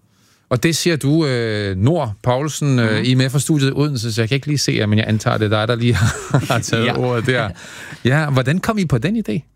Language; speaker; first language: Danish; native; Danish